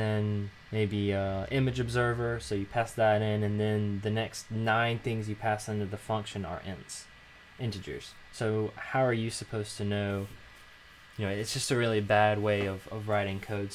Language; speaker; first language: English; native; English